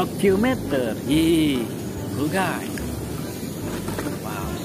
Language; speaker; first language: English; non-native, learner; Indonesian